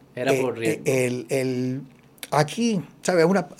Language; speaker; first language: Spanish; early bilingual, heritage; Spanish